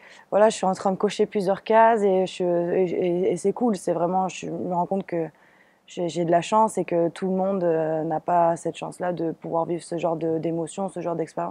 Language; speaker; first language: French; native; French